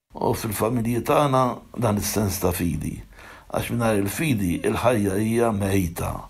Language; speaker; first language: Maltese; native; Maltese